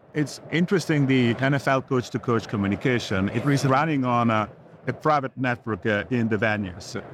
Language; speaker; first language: English; non-native, fluent; Italian